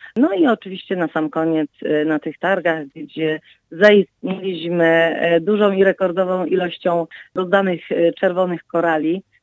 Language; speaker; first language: Polish; native; Polish